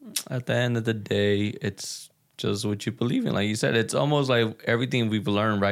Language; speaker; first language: English; early bilingual, other home language; Spanish